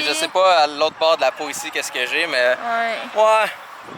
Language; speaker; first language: French; native; French